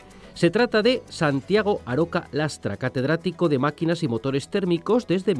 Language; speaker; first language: Spanish; native; Spanish